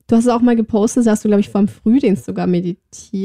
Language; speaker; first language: German; native; German